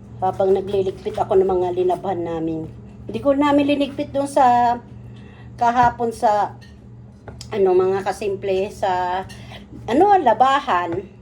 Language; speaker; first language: Filipino; native; Filipino